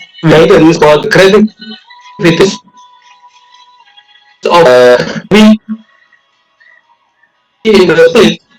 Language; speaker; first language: English; non-native, learner; Indonesian